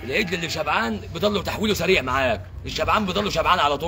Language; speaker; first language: Arabic; native; Arabic